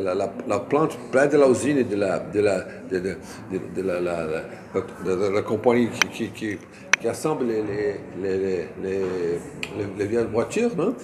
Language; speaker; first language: French; non-native, fluent; Portuguese